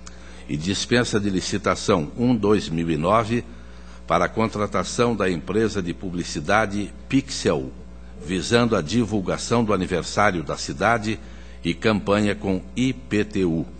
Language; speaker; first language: Portuguese; native; Portuguese